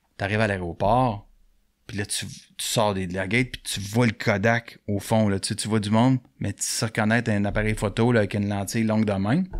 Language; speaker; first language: French; native; French